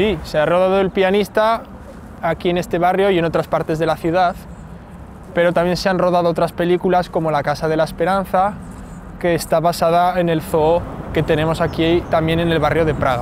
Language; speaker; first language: Spanish; native; Spanish